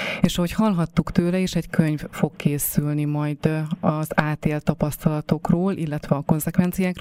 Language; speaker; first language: Hungarian; native; Hungarian